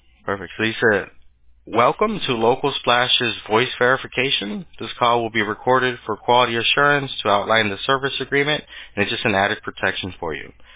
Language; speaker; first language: English; early bilingual, other home language; Spanish